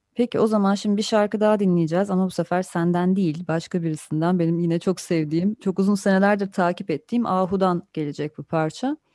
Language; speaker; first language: Turkish; native; Turkish